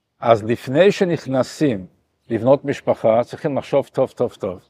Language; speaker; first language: Hebrew; non-native, fluent; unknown